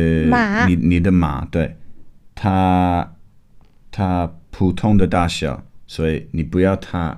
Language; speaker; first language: Chinese; non-native, fluent; English